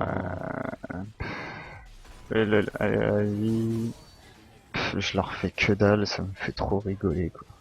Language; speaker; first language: French; native; French